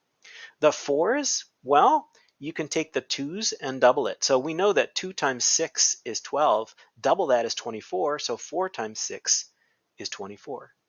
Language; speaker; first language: English; native; English